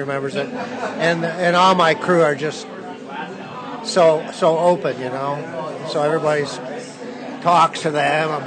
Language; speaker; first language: English; native; English